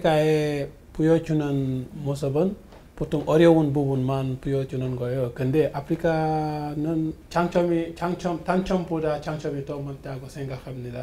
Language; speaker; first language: Korean; non-native, learner; French